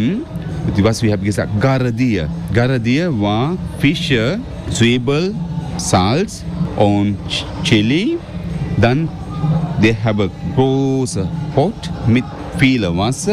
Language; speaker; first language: German; non-native, learner; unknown